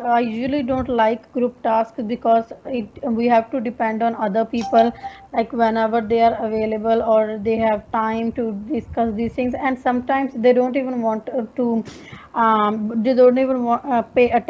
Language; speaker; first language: English; non-native, local second language; Punjabi